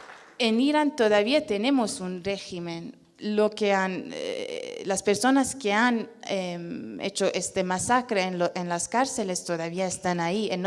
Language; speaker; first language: Spanish; non-native, fluent; Persian